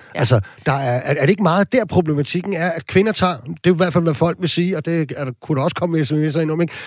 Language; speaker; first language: Danish; native; Danish